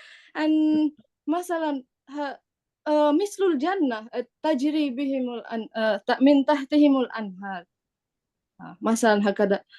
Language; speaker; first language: Arabic; non-native, learner; Indonesian